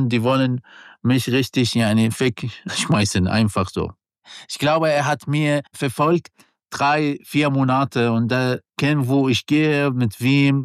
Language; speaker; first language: German; non-native, learner; Arabic